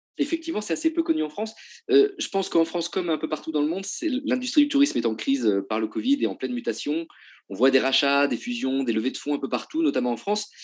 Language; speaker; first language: French; native; French